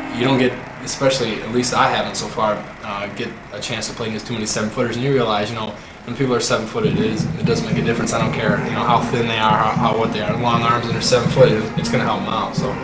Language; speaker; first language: English; native; English